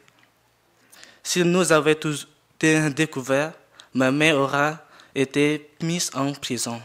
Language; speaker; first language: French; non-native, learner; Jarai